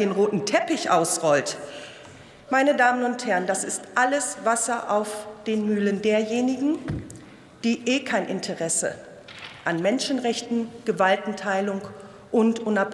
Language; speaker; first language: German; early bilingual, other home language; Turkish